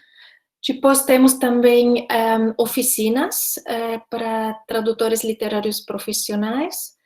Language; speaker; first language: Portuguese; non-native, fluent; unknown